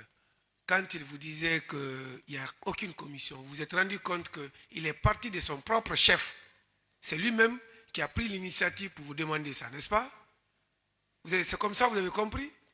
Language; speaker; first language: French; native; French